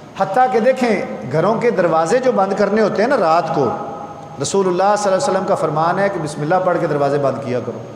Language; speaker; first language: Urdu; non-native, local second language; Punjabi